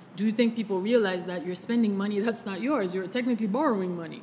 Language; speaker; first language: English; non-native, fluent; Haitian Creole